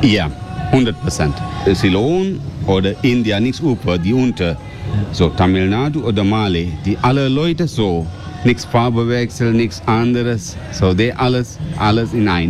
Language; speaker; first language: German; non-native, learner; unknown